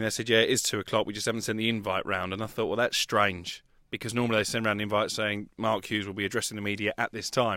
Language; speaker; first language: English; native; English